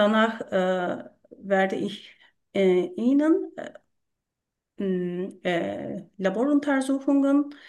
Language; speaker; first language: German; non-native, learner; Turkish